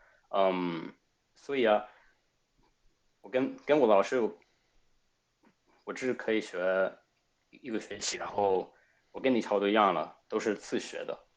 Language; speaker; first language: Chinese; non-native, fluent; Spanish